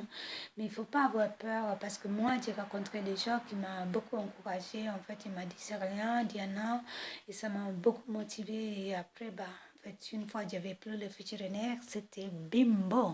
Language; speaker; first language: French; non-native, fluent; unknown